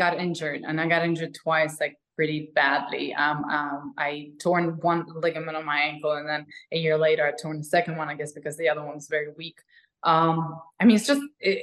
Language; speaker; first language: English; non-native, fluent; Ukrainian